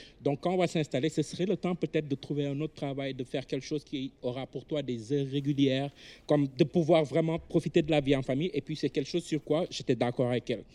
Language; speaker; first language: French; non-native, local second language; Wolof